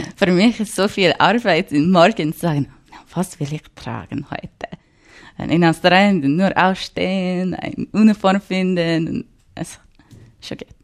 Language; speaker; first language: German; non-native, learner; English